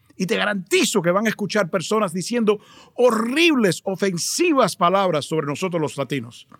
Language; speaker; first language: Spanish; early bilingual, heritage; Spanish